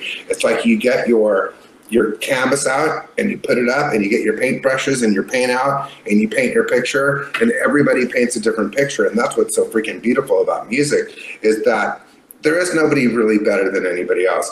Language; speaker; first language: English; native; English